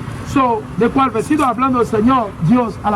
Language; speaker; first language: Spanish; non-native, learner; English